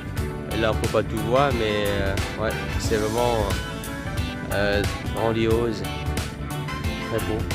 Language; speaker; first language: French; non-native, fluent; Vietnamese